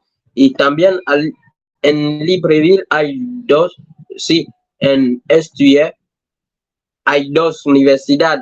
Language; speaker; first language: Spanish; non-native, learner; French